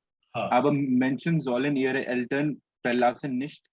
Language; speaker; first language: German; non-native, fluent; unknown